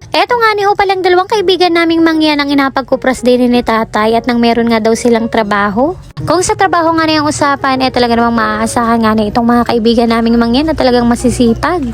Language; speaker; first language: Filipino; native; Filipino